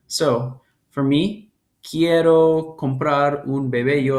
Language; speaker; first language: Spanish; non-native, fluent; English